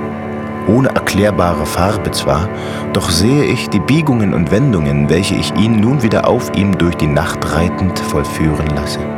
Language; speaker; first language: German; native; German